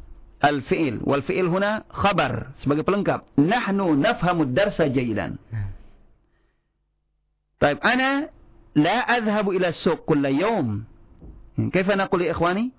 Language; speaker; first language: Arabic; non-native, fluent; Indonesian